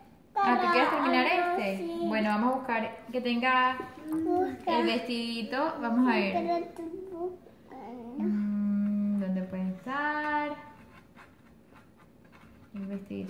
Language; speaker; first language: Spanish; native; Spanish